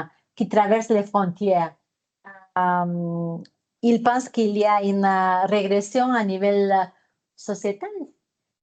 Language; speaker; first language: French; non-native, fluent; Spanish